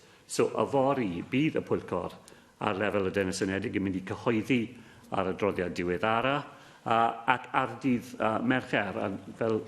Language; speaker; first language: Welsh; non-native, local second language; English